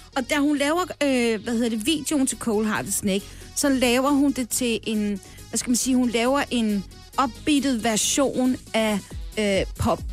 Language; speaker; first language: Danish; early bilingual, other home language; English